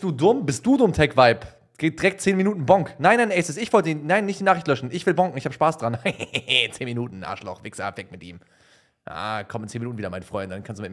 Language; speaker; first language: German; native; German